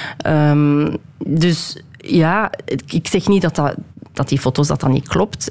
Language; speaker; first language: Dutch; early bilingual, other home language; Persian